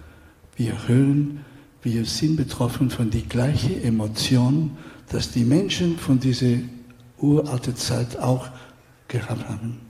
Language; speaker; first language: German; non-native, fluent; Catalan